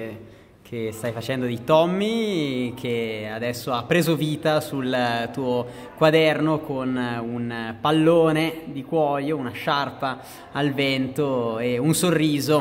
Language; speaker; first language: Italian; native; Italian